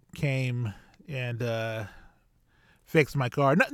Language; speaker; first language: English; native; English